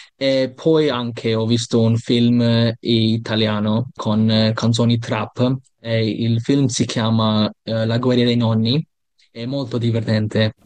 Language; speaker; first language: Italian; non-native, learner; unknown